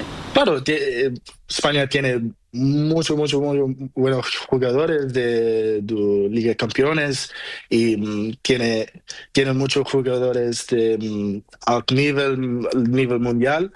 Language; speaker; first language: Spanish; non-native, learner; Portuguese